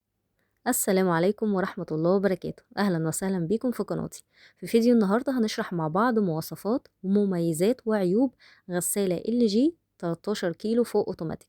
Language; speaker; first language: Arabic; native; Arabic